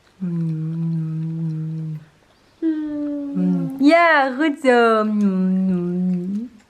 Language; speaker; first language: Dutch; early bilingual, other home language; Turkish